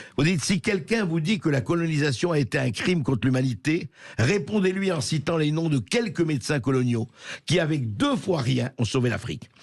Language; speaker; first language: French; native; French